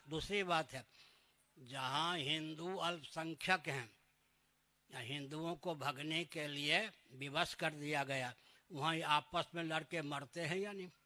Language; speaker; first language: Hindi; native; Hindi